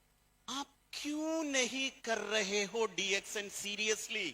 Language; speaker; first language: Hindi; non-native, local second language; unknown